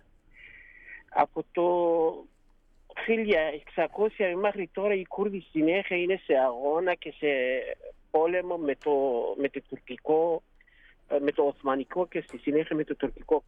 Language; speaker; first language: Greek; non-native, fluent; Kurdish